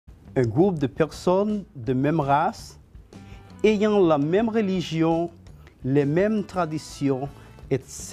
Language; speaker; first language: French; non-native, fluent; Spanish